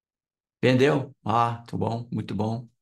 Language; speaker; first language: Portuguese; non-native, fluent; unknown